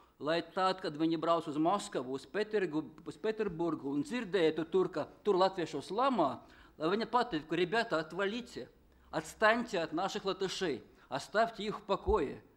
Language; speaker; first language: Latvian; non-native, local second language; Russian